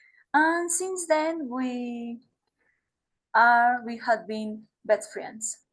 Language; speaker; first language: English; non-native, learner; Spanish